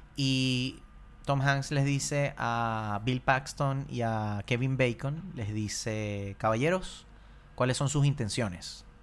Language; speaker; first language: Spanish; native; Spanish